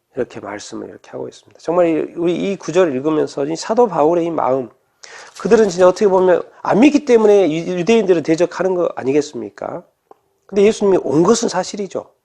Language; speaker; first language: Korean; native; Korean